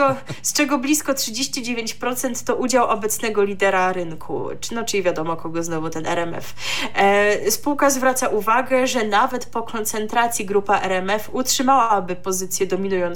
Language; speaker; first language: Polish; native; Polish